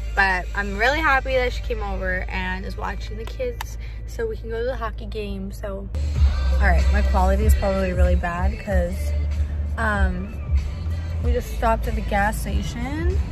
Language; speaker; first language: English; native; English